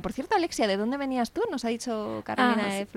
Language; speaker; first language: Spanish; native; Spanish